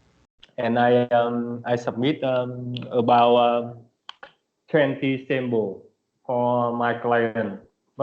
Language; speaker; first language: English; non-native, learner; Vietnamese